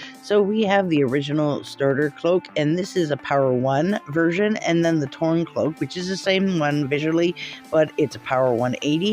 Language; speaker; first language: English; native; English